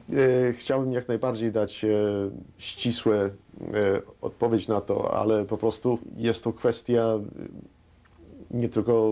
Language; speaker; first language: Polish; early bilingual, heritage; Polish